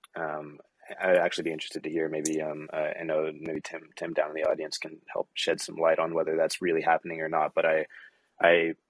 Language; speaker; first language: English; native; English